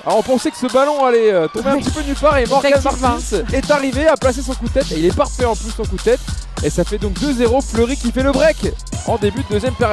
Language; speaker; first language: French; native; French